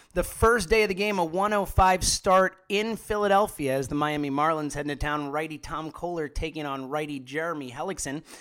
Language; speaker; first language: English; native; English